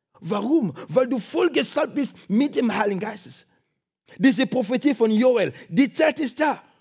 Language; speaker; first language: German; non-native, fluent; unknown